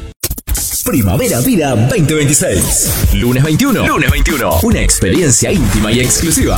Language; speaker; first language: Spanish; native; Spanish